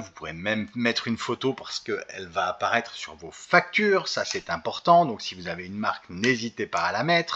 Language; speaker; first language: French; native; French